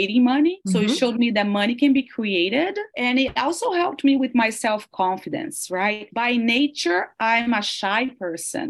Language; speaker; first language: English; non-native, fluent; Portuguese